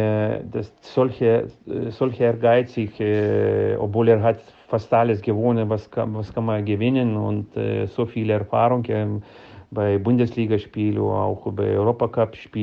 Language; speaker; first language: German; non-native, learner; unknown